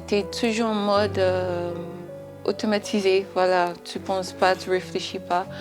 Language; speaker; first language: French; non-native, fluent; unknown